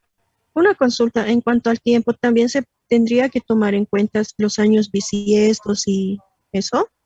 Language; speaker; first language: Spanish; native; Spanish